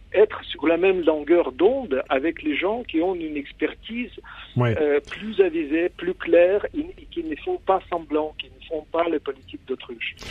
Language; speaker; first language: French; non-native, fluent; Ukrainian